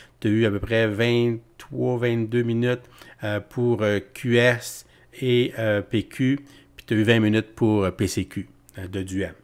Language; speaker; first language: French; native; French